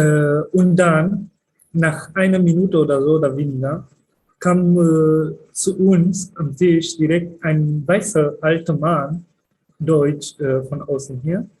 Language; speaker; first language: German; early bilingual, other home language; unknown